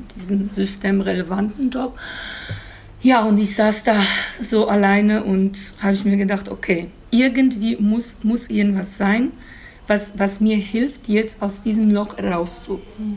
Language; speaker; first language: German; non-native, fluent; Polish